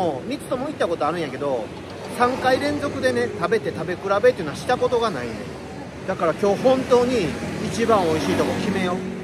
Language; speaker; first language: Japanese; native; Japanese